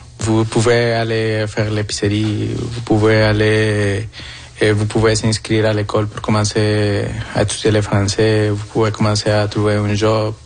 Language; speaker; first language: French; non-native, fluent; Spanish